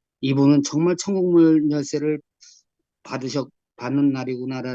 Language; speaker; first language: Korean; native; Korean